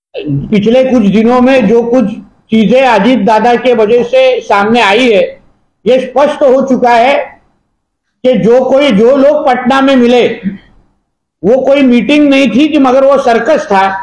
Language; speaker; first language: Hindi; non-native, local second language; Marathi